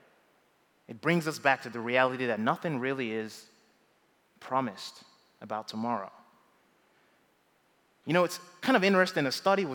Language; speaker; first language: English; non-native, local second language; Yoruba